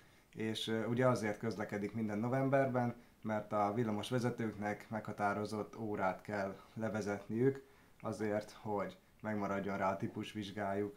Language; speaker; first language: Hungarian; native; Hungarian